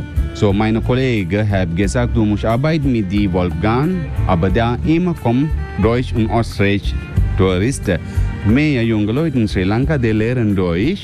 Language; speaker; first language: German; non-native, learner; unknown